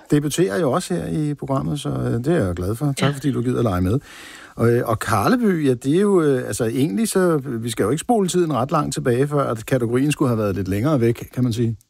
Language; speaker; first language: Danish; native; Danish